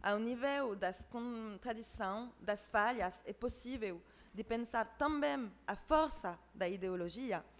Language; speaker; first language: Portuguese; non-native, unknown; French